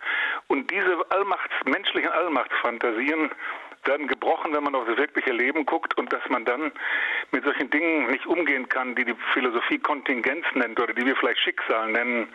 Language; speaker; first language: German; native; German